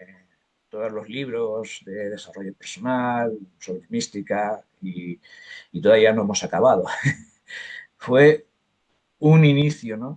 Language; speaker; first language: Spanish; native; Spanish